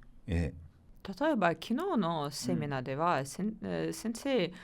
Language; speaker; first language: Japanese; non-native, learner; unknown